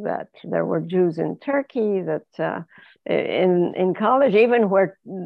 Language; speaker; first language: English; non-native, fluent; Ladino